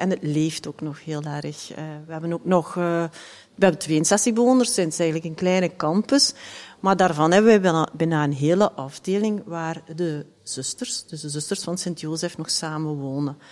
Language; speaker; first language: Dutch; native; Dutch